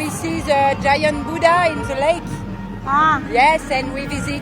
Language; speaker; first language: English; non-native, learner; French